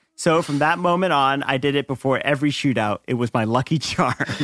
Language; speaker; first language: English; native; English